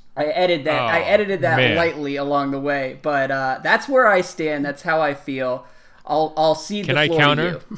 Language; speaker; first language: English; native; English